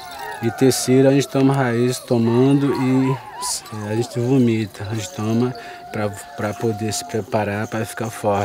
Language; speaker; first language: Portuguese; non-native, local second language; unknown